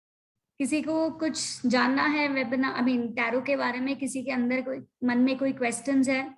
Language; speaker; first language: Hindi; native; Hindi